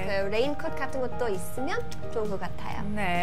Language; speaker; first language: Korean; non-native, learner; English